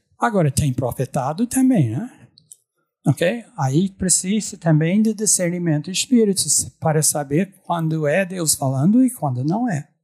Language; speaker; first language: Portuguese; non-native, fluent; English